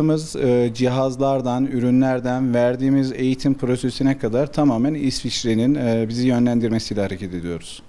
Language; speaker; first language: Turkish; native; Turkish